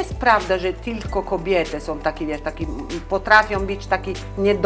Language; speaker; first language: Polish; non-native, learner; Italian